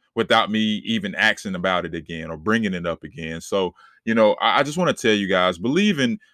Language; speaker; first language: English; native; English